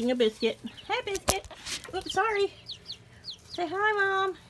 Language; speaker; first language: English; native; English